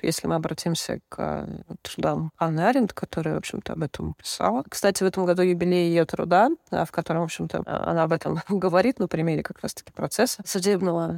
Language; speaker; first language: Russian; native; Russian